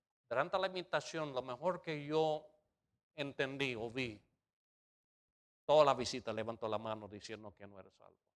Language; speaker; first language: Spanish; non-native, fluent; English